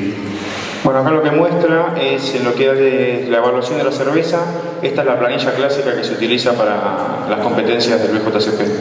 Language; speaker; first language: Spanish; native; Spanish